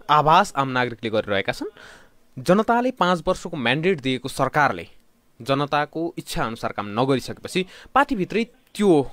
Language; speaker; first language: Nepali; native; Nepali